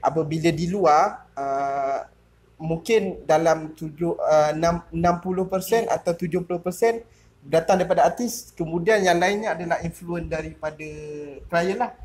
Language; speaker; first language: Malay; native; Malay